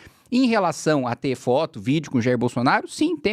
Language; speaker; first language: Portuguese; native; Portuguese